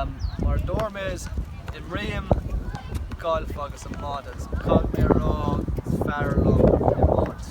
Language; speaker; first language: Irish; non-native, local second language; English